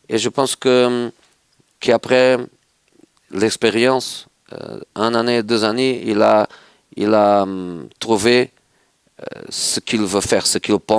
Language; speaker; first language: French; non-native, fluent; Portuguese